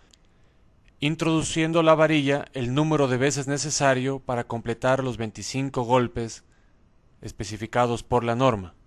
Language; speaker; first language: Spanish; native; Spanish